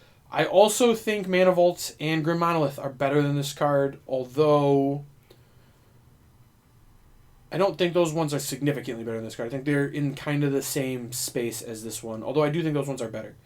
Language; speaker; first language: English; native; English